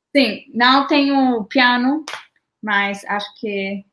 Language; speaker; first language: Portuguese; non-native, learner; English